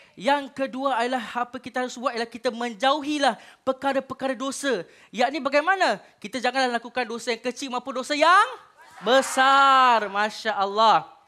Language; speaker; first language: Malay; native; Malay